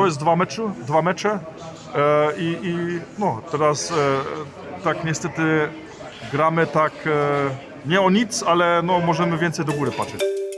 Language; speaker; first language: Polish; early bilingual, heritage; Polish